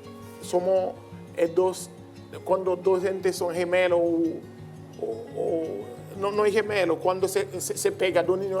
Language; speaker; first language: Spanish; non-native, learner; Haitian Creole